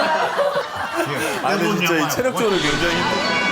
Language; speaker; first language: Korean; native; Korean